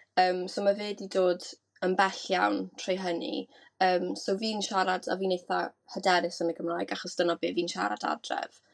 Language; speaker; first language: Welsh; native; Welsh